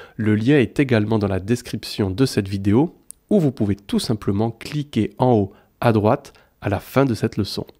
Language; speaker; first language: French; native; French